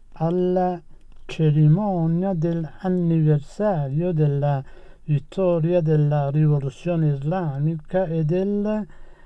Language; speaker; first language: Italian; non-native, fluent; Persian